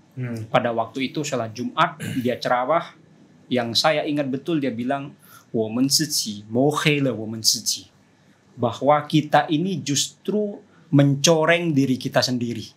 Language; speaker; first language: Indonesian; non-native, local second language; Madurese